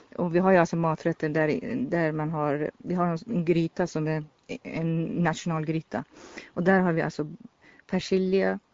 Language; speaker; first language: Swedish; non-native, fluent; Persian